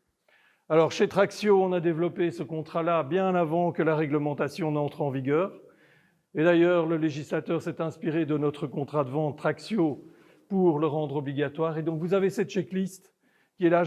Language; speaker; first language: French; native; French